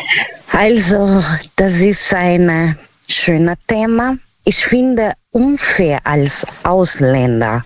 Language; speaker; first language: German; non-native, learner; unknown